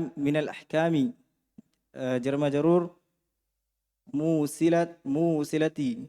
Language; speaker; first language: Arabic; non-native, learner; Indonesian